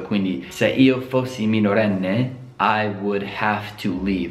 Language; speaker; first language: English; native; English